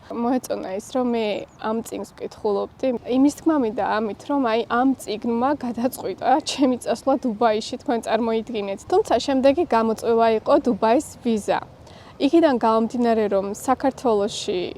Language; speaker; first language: Georgian; native; Georgian